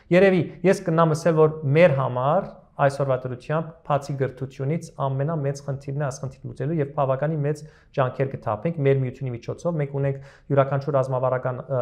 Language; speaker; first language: Armenian; early bilingual, heritage; Armenian